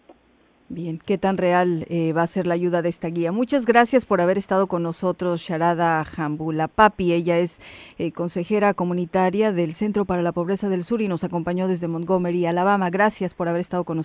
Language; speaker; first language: Spanish; native; Spanish